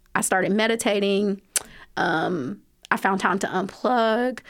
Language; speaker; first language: English; native; English